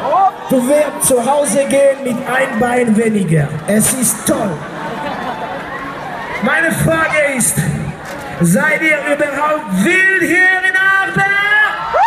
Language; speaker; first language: German; non-native, local second language; French